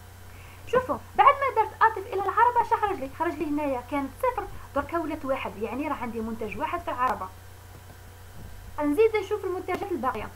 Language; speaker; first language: Arabic; native; Arabic